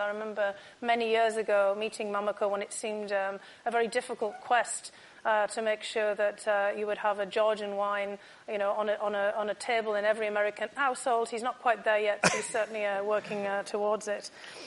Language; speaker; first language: English; native; English